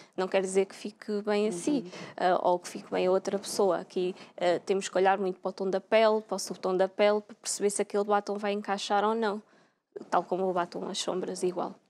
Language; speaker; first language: Portuguese; native; Portuguese